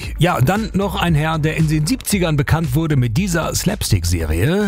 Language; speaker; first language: German; native; German